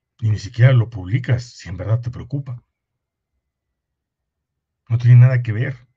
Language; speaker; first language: Spanish; native; Spanish